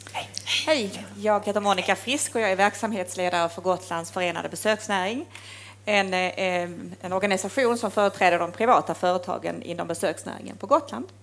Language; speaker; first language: Swedish; native; Swedish